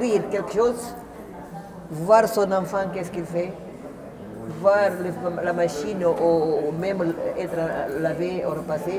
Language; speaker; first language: French; non-native, fluent; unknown